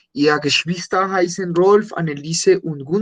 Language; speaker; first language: German; non-native, learner; Spanish